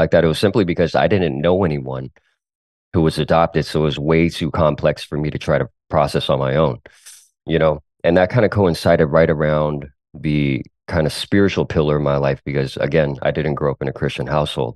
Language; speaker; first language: English; early bilingual, other home language; Cantonese